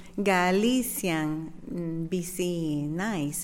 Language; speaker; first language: Basque; non-native, learner; Spanish